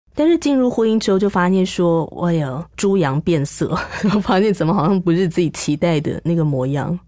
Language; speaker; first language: Chinese; native; Chinese